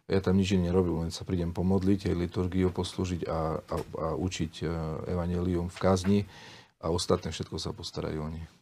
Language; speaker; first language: Slovak; native; Slovak